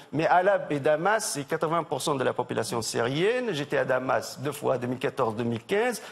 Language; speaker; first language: French; non-native, local second language; Arabic